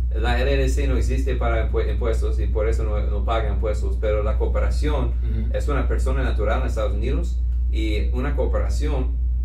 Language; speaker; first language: Spanish; non-native, fluent; English